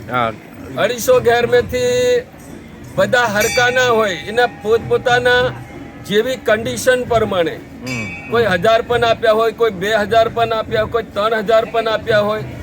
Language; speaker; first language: Gujarati; non-native, local second language; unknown